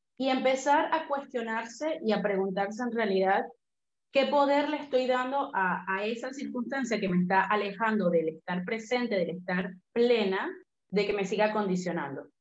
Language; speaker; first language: Spanish; native; Spanish